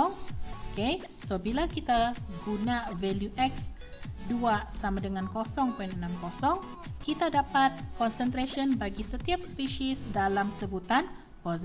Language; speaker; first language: Malay; native; Malay